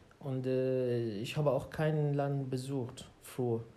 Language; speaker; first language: German; non-native, learner; Arabic